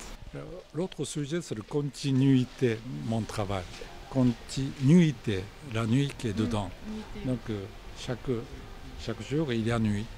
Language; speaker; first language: French; non-native, fluent; Japanese